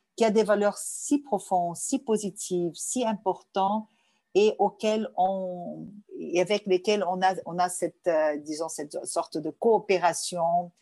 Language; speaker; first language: French; non-native, fluent; Portuguese